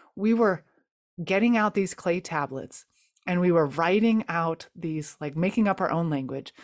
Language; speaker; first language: English; native; English